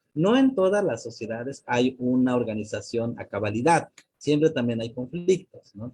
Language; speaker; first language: Spanish; non-native, local second language; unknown